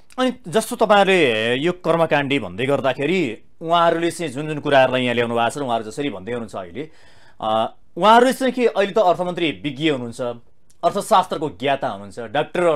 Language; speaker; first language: Nepali; native; Nepali